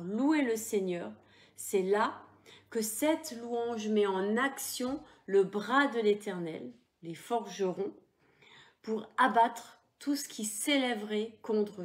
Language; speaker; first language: French; native; French